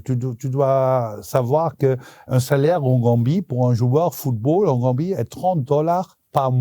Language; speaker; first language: French; non-native, local second language; Dutch